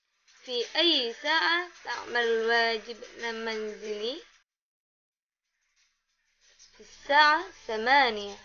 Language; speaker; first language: Arabic; non-native, learner; Indonesian